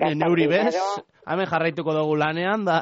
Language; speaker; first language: Basque; native; Basque